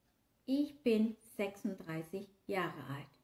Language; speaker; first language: German; non-native, learner; Thai